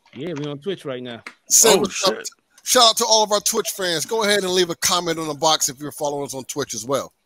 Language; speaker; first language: English; native; English